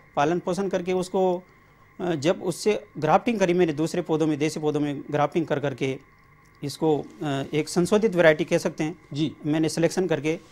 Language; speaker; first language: Hindi; native; Hindi